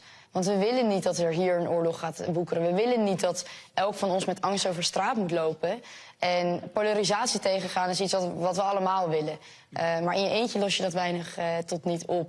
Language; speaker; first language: Dutch; native; Dutch